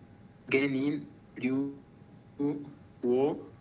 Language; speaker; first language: Japanese; non-native, learner; Spanish